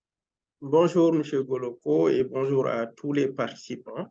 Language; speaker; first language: French; non-native, local second language; Wolof